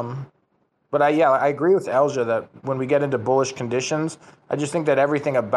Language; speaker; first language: English; native; English